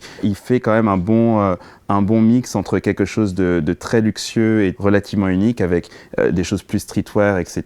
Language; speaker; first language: French; native; French